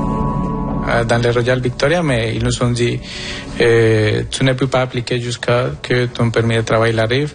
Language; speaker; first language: French; non-native, fluent; Spanish